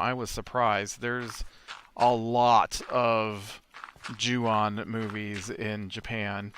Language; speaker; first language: English; native; English